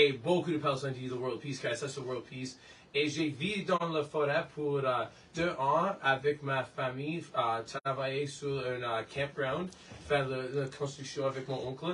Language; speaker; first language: French; non-native, learner; English